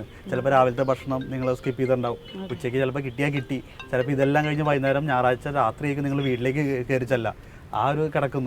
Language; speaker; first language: Malayalam; native; Malayalam